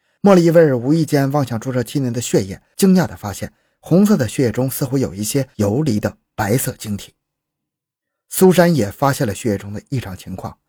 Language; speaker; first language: Chinese; native; Chinese